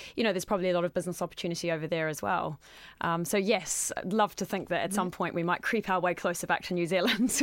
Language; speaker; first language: English; native; English